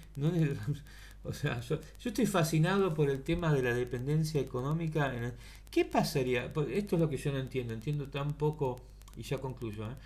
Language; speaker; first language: Spanish; native; Spanish